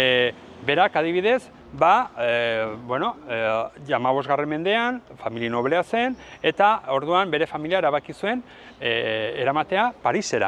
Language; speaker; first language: Basque; native; Basque